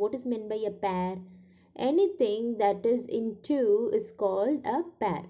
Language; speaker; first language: English; non-native, local second language; Tamil